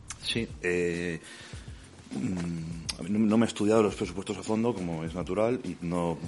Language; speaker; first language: Spanish; native; Spanish